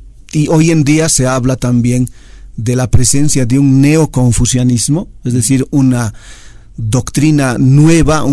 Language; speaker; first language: Spanish; native; Spanish